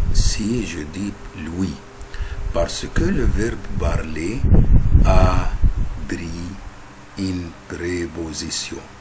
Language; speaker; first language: French; non-native, fluent; Arabic